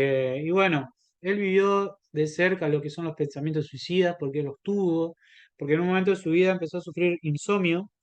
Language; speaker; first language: Spanish; native; Spanish